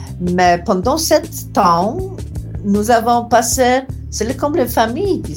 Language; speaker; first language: French; non-native, learner; Polish